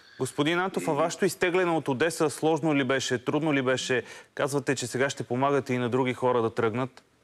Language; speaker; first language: Bulgarian; early bilingual, heritage; Bulgarian